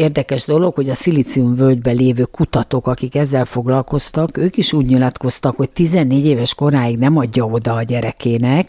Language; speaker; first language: Hungarian; native; Hungarian